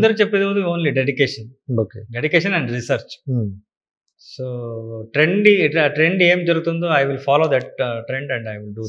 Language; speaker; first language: Telugu; non-native, learner; Kannada